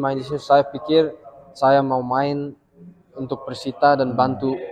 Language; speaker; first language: Indonesian; early bilingual, heritage; English